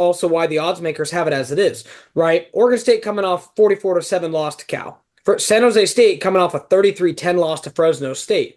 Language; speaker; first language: English; native; English